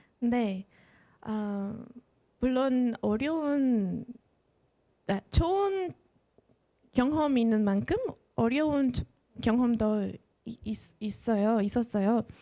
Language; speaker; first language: Korean; non-native, fluent; Spanish